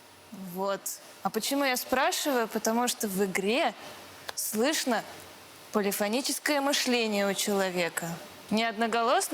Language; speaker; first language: Russian; native; Russian